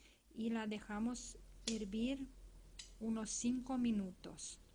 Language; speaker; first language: Spanish; non-native, fluent; Romanian